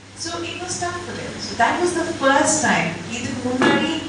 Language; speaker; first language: English; non-native, local second language; Tamil